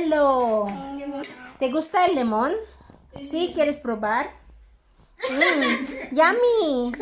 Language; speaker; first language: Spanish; non-native, fluent; Filipino